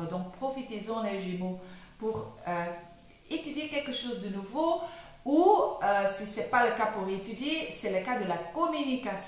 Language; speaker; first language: French; non-native, local second language; Dutch